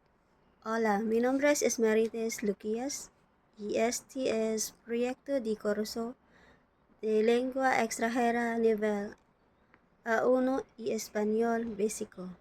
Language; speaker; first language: Spanish; non-native, learner; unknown